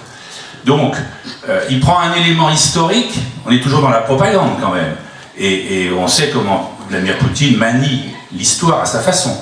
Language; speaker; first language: French; native; French